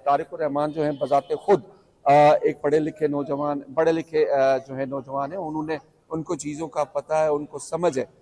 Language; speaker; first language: Urdu; non-native, local second language; Sindhi